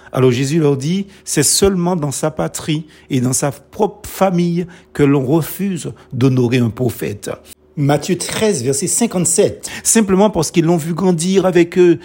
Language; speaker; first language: French; non-native, local second language; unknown